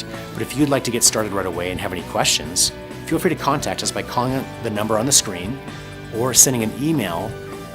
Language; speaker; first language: English; native; English